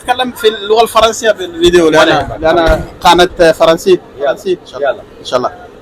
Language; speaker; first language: Arabic; non-native, learner; French